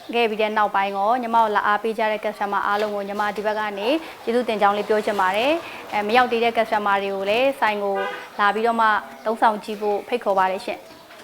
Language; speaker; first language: Burmese; non-native, local second language; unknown